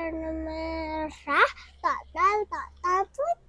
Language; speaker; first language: Indonesian; native; Indonesian